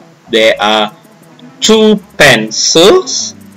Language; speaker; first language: English; non-native, local second language; Malay